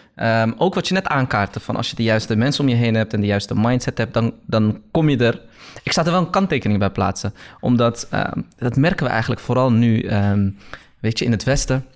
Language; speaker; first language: Dutch; early bilingual, other home language; Riffian